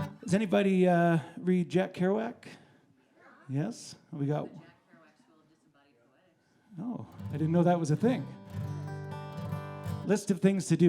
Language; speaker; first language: English; native; English